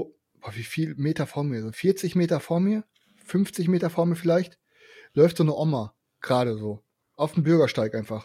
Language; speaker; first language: German; native; German